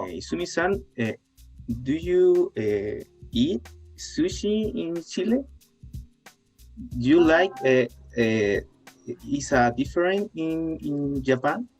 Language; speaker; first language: English; non-native, learner; Spanish